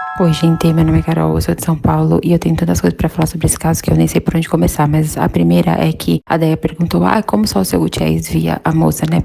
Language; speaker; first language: Portuguese; native; Portuguese